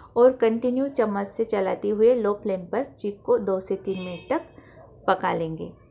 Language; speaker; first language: Hindi; non-native, local second language; Marathi